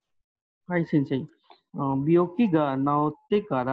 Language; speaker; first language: Japanese; non-native, learner; Hindi